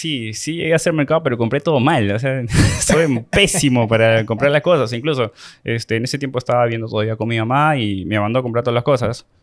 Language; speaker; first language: Spanish; native; Spanish